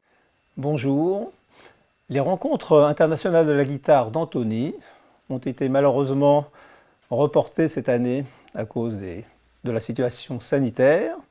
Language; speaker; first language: French; native; French